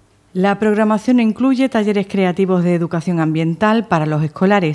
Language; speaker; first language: Spanish; native; Spanish